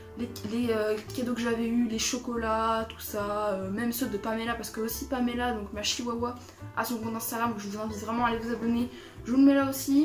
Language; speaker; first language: French; native; French